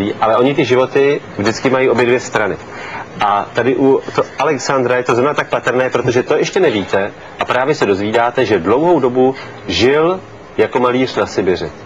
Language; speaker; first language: Czech; native; Czech